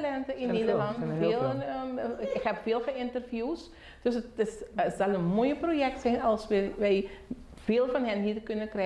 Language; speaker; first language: Dutch; non-native, local second language; Papiamento